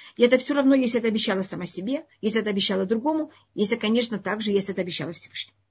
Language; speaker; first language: Russian; early bilingual, heritage; Russian